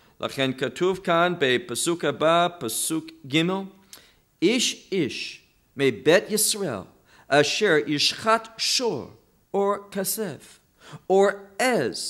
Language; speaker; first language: Hebrew; non-native, fluent; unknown